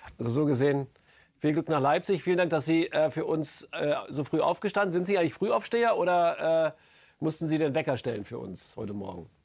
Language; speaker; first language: German; native; German